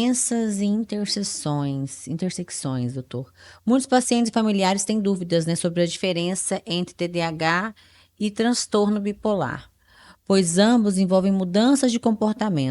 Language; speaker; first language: Portuguese; native; Portuguese